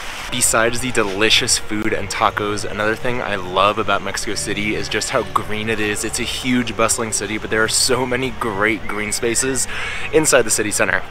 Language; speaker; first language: English; native; English